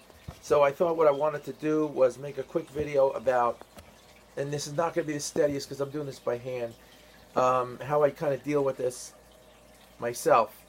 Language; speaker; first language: English; native; English